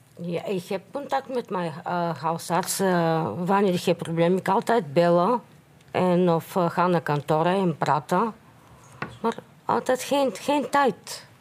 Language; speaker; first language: Dutch; non-native, learner; Bulgarian